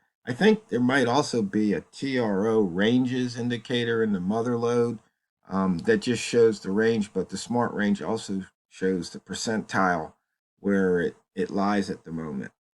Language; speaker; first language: English; native; English